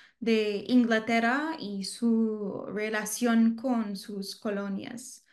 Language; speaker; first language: Spanish; non-native, learner; English